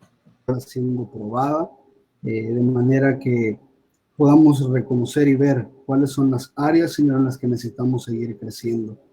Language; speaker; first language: Spanish; native; Spanish